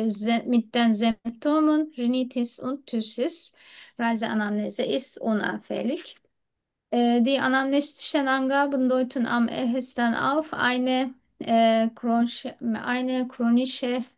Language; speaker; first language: German; non-native, learner; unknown